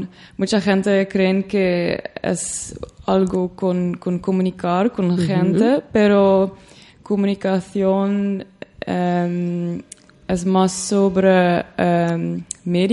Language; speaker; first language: Spanish; non-native, learner; Dutch